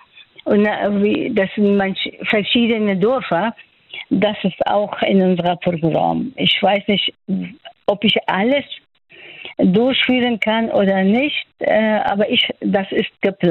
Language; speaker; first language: German; non-native, fluent; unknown